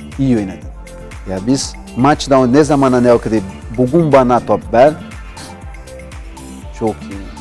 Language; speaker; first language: Turkish; non-native, learner; Portuguese